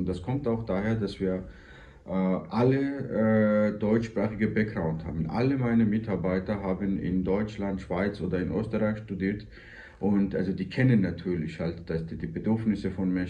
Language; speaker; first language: German; non-native, fluent; Georgian